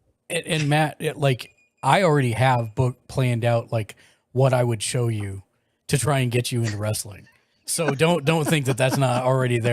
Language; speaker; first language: English; native; English